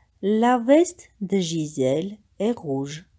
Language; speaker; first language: French; non-native, fluent; Armenian